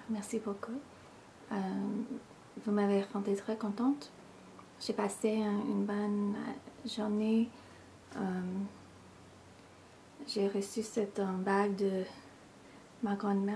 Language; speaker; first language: French; non-native, learner; English